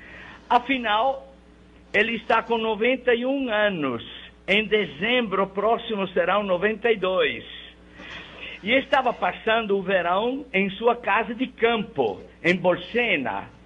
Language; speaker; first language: Portuguese; non-native, fluent; Italian